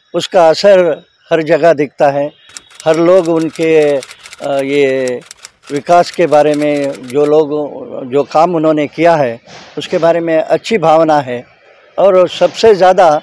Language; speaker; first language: Hindi; non-native, local second language; Kannada